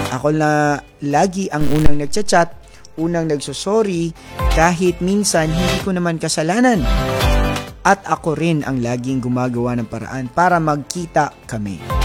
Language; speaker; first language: Filipino; non-native, local second language; Waray